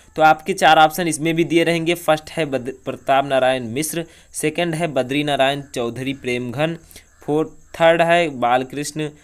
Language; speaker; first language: Hindi; native; Hindi